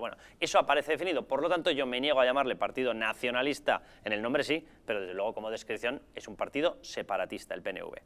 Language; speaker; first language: Spanish; native; Spanish